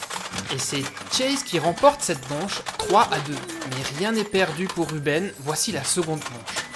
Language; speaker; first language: French; native; French